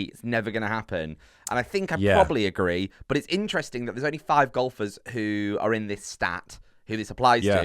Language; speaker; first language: English; native; English